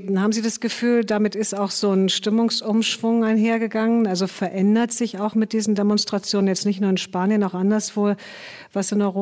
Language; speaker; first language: German; native; German